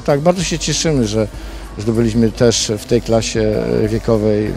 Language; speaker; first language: Polish; native; Polish